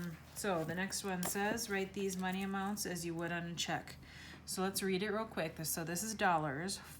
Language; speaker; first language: English; native; English